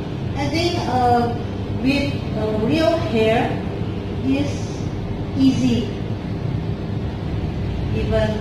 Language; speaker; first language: English; non-native, learner; Indonesian